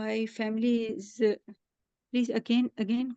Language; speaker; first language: English; non-native, learner; Urdu